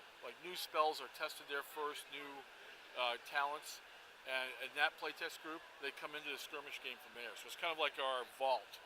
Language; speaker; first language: English; native; English